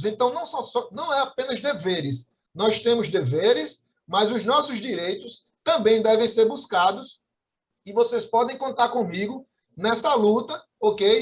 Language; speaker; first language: Portuguese; native; Portuguese